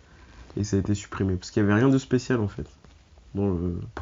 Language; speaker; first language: French; native; French